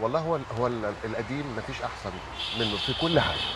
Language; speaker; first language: Arabic; native; Arabic